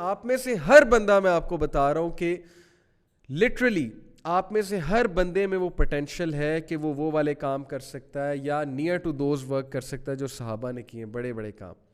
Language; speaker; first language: Urdu; native; Urdu